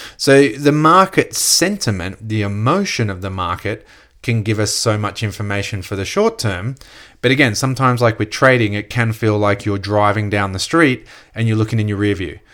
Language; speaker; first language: English; native; English